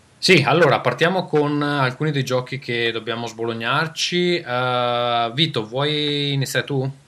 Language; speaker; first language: Italian; native; Italian